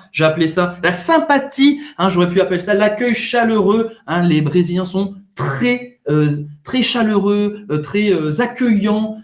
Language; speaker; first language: French; native; French